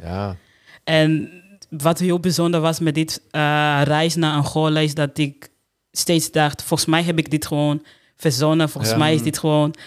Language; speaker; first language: Dutch; non-native, fluent; Portuguese